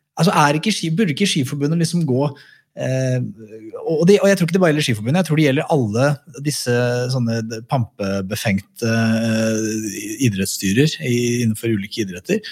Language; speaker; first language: Norwegian; native; Norwegian